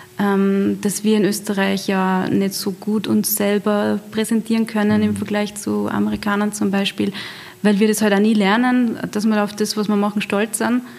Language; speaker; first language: German; native; German